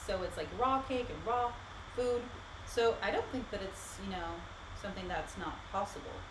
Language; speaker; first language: English; non-native, fluent; Swedish